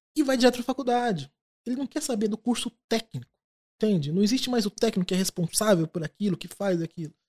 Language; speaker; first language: Portuguese; native; Portuguese